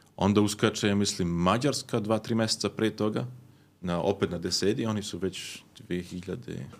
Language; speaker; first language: Serbian; early bilingual, heritage; Serbian